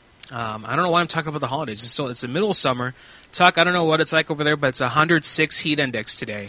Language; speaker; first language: English; native; English